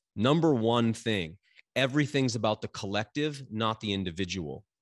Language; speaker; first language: English; native; English